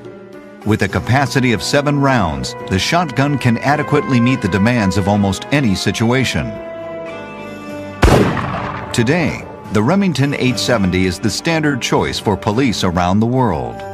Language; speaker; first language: English; native; English